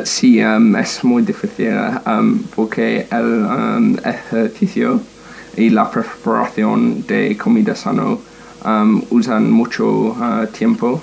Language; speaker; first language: Spanish; non-native, learner; English